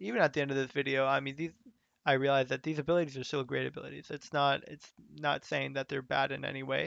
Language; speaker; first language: English; native; English